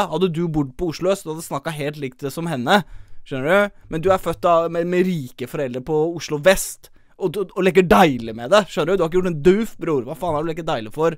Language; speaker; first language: Norwegian; early bilingual, other home language; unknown